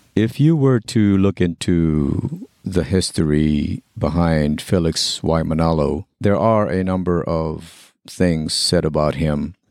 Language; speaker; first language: English; non-native, local second language; Pampanga